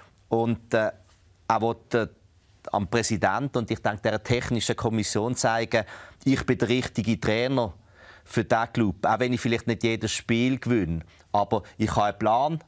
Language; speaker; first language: German; native; German